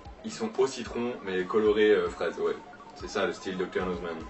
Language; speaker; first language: French; native; French